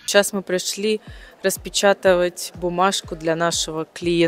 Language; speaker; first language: Russian; native; Russian